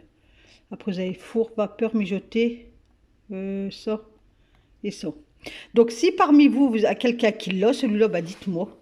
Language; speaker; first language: French; native; French